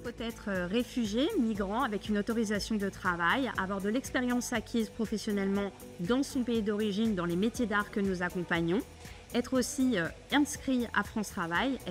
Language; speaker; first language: French; native; French